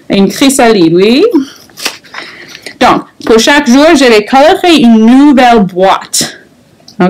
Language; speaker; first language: French; non-native, fluent; English